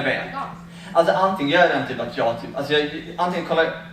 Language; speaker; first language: Swedish; native; Swedish